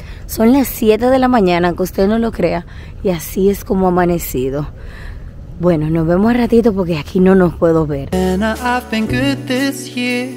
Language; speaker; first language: Spanish; native; Spanish